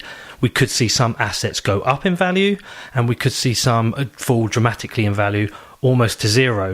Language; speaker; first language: English; native; English